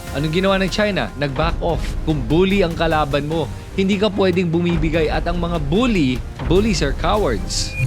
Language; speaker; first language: Filipino; native; Filipino